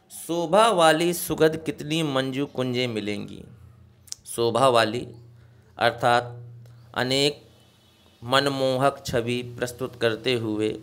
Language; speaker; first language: Hindi; native; Hindi